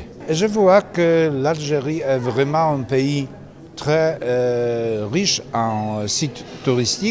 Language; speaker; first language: French; non-native, fluent; Polish